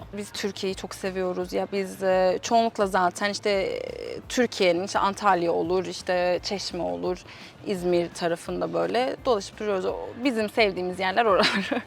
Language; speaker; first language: Turkish; early bilingual, heritage; Turkish